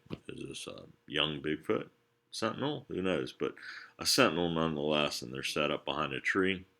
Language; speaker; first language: English; native; English